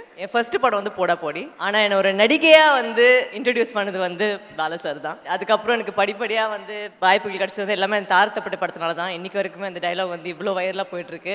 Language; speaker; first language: Tamil; native; Tamil